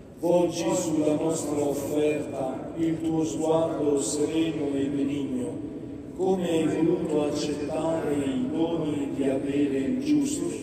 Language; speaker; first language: Italian; non-native, fluent; Igbo